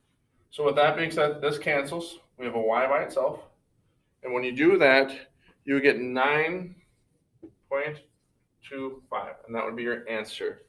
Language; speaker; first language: English; native; English